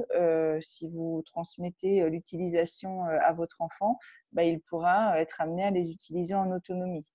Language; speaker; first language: French; native; French